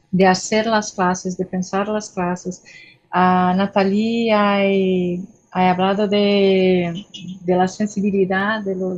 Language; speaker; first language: Spanish; non-native, fluent; Portuguese